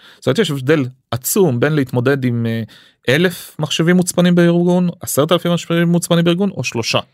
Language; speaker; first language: Hebrew; early bilingual, other home language; English